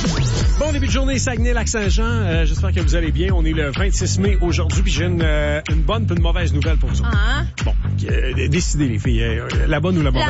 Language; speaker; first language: French; native; French